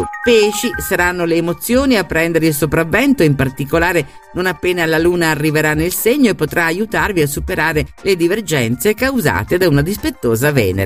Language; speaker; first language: Italian; native; Italian